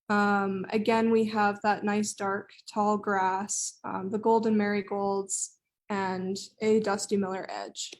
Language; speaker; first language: English; native; English